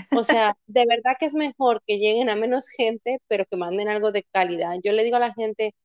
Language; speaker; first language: Spanish; native; Spanish